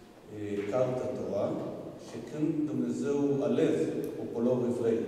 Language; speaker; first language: Romanian; non-native, learner; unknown